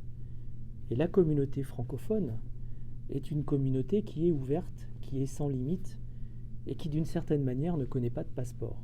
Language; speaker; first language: French; native; French